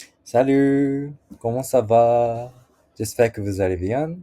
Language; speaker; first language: French; non-native, learner; Japanese